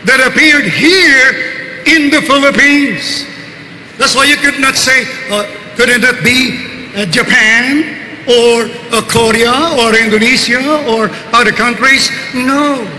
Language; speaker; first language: English; non-native, local second language; Filipino